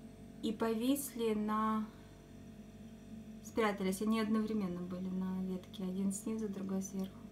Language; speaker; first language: Russian; native; Russian